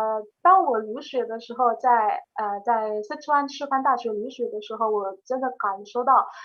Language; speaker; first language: Chinese; non-native, fluent; Indonesian